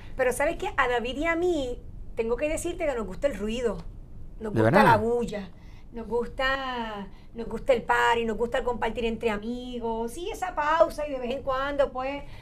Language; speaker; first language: Spanish; native; Spanish